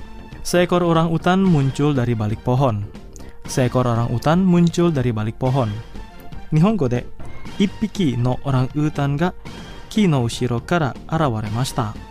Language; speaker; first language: Japanese; non-native, fluent; Indonesian